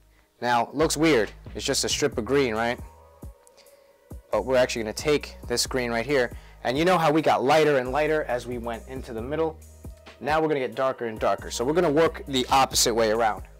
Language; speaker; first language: English; native; English